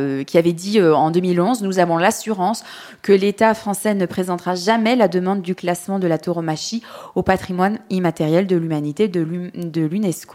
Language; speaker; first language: French; native; French